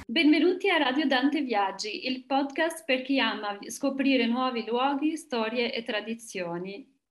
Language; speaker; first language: Italian; non-native, fluent; Albanian